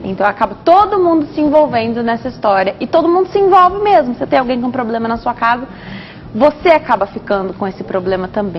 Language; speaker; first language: Portuguese; native; Portuguese